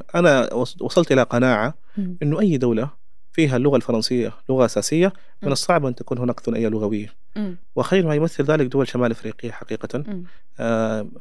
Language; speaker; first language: Arabic; non-native, local second language; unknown